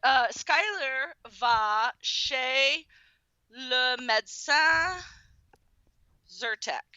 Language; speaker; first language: French; non-native, fluent; English